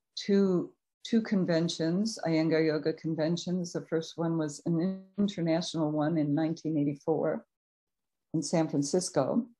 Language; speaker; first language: English; native; English